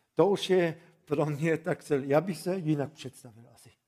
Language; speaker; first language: Czech; non-native, fluent; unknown